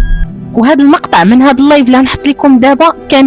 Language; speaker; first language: Arabic; native; Arabic